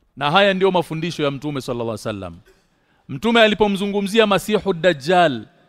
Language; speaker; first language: Swahili; native; Swahili